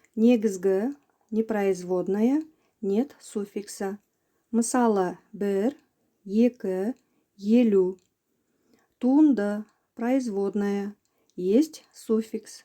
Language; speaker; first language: Russian; non-native, local second language; Kazakh